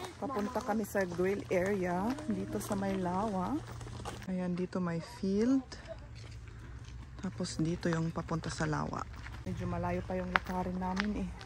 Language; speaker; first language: Filipino; native; Filipino